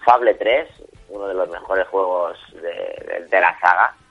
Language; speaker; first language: Spanish; non-native, local second language; Catalan